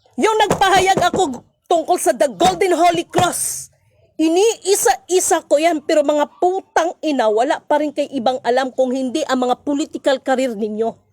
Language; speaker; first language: Filipino; non-native, local second language; Cebuano